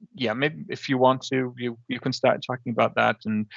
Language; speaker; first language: English; non-native, fluent; German